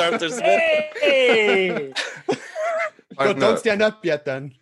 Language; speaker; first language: English; native; English